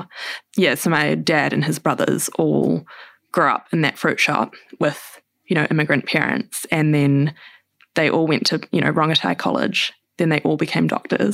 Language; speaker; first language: English; native; English